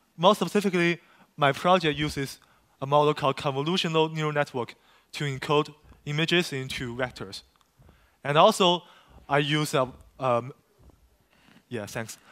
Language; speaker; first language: English; non-native, fluent; Chinese